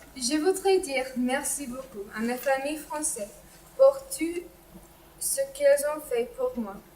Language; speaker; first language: French; non-native, learner; English